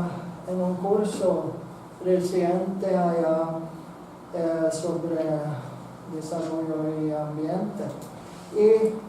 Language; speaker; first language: Spanish; non-native, fluent; Swedish